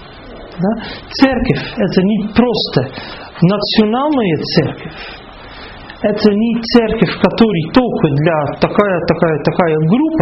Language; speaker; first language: Russian; non-native, fluent; Dutch